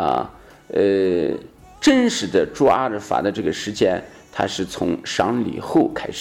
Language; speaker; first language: Chinese; native; Chinese